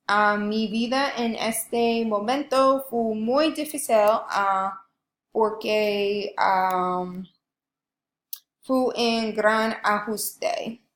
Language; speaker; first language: Spanish; non-native, learner; English